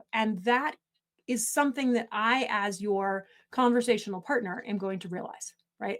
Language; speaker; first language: English; native; English